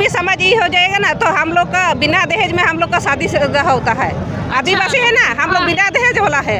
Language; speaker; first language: Hindi; non-native, local second language; Santali